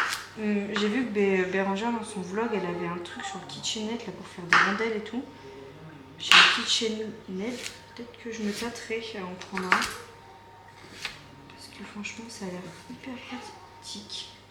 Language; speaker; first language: French; native; French